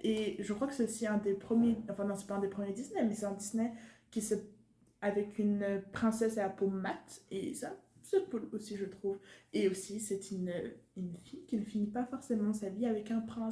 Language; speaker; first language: French; native; French